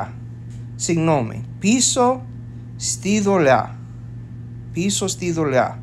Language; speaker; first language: Greek; non-native, learner; English